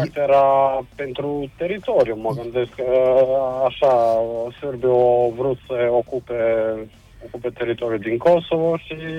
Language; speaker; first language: Romanian; non-native, fluent; Albanian